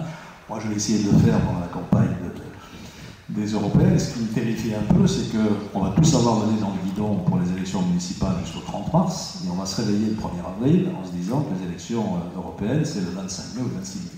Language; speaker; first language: French; native; French